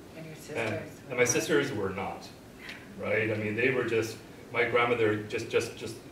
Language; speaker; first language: English; native; English